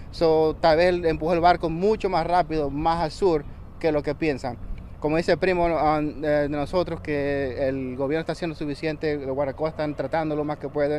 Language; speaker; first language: Spanish; early bilingual, other home language; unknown